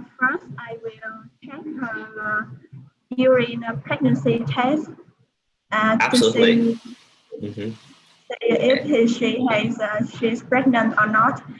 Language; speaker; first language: English; non-native, learner; Vietnamese